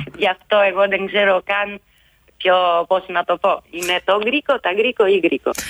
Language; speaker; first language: Greek; non-native, fluent; Italian